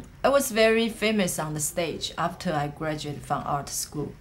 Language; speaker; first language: English; non-native, learner; Chinese